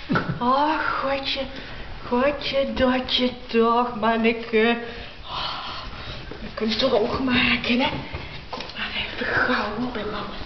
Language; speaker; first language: Dutch; native; Dutch